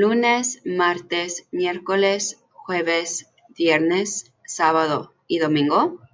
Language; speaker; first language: Spanish; non-native, fluent; English